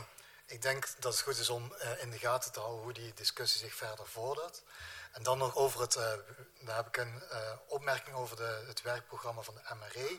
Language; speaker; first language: Dutch; native; Dutch